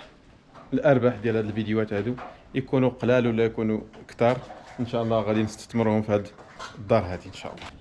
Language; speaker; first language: Arabic; native; Arabic